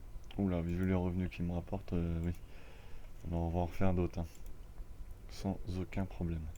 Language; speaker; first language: French; native; French